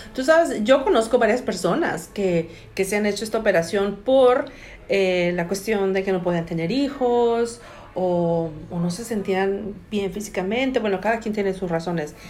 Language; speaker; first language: Spanish; native; Spanish